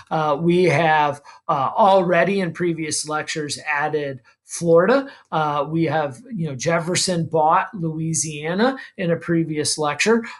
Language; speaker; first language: English; native; English